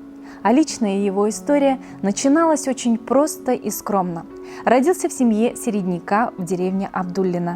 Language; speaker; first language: Russian; native; Russian